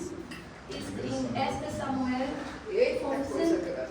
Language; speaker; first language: German; non-native, fluent; Portuguese